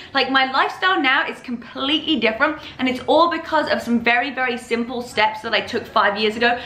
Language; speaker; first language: English; native; English